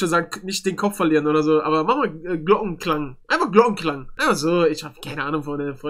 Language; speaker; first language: German; native; German